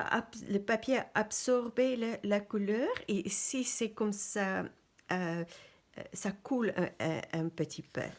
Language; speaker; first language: French; non-native, fluent; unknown